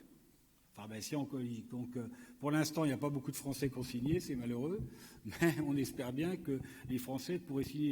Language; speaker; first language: French; native; French